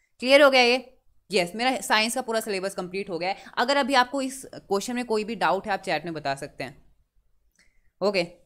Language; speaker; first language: Hindi; native; Hindi